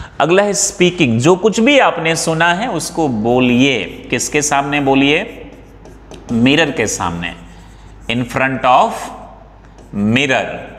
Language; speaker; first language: Hindi; non-native, local second language; Maithili